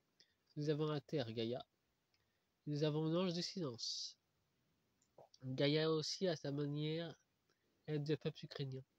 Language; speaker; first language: French; native; French